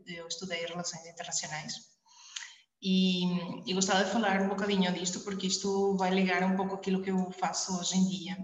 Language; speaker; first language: Portuguese; early bilingual, heritage; Spanish